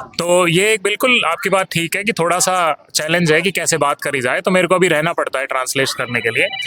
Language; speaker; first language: Hindi; native; Hindi